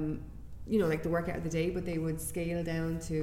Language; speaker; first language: English; native; English